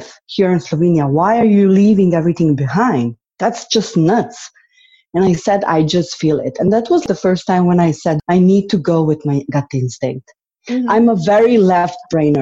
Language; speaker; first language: English; non-native, fluent; Slovenian